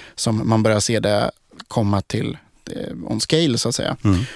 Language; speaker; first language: Swedish; native; Swedish